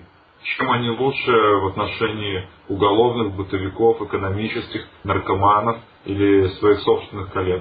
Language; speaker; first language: Russian; native; Russian